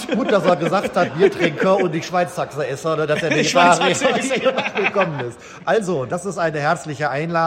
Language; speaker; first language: German; native; German